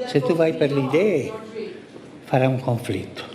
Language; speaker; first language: Italian; non-native, fluent; Spanish